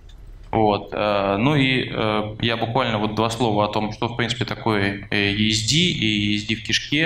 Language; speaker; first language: Russian; native; Russian